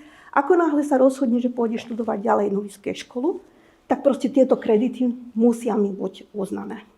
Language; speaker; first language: Slovak; native; Slovak